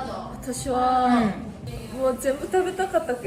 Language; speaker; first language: Japanese; non-native, learner; Korean